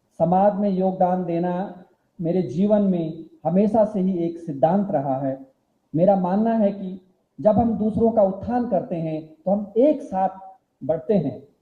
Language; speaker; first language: Hindi; native; Hindi